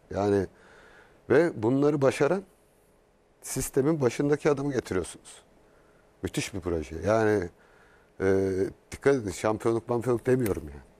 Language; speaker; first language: Turkish; native; Turkish